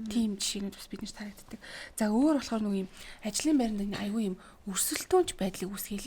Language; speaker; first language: Mongolian; native; Mongolian